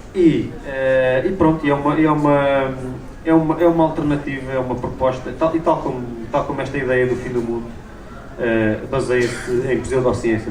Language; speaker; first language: Portuguese; native; Portuguese